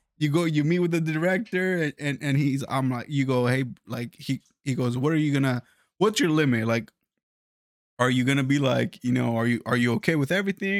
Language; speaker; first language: English; early bilingual, other home language; Spanish